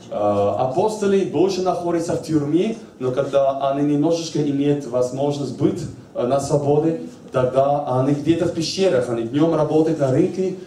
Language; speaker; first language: Russian; native; Russian